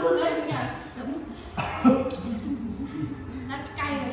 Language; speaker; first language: Chinese; non-native, fluent; Vietnamese